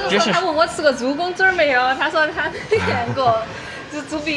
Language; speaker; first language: Chinese; native; Chinese